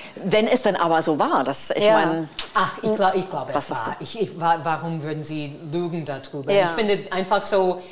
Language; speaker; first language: German; non-native, fluent; English